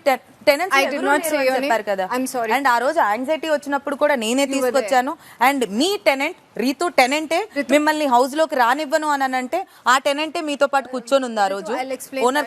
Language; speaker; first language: Telugu; native; Telugu